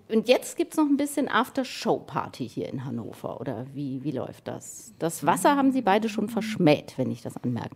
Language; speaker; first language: German; native; German